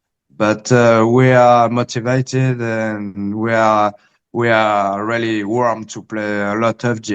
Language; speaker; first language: English; early bilingual, heritage; Spanish